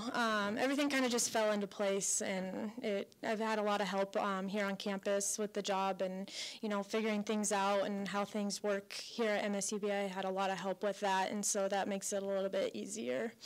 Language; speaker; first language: English; native; English